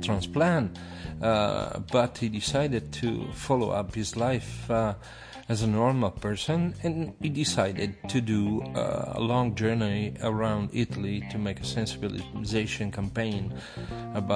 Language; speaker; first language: English; non-native, fluent; Italian